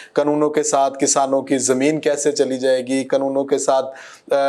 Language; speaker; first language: Hindi; non-native, local second language; Punjabi